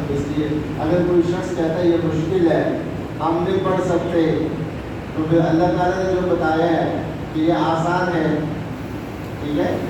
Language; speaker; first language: Urdu; native; Urdu